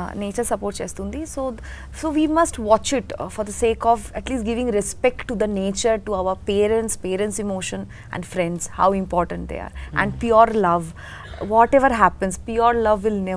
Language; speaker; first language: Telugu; non-native, learner; Bangla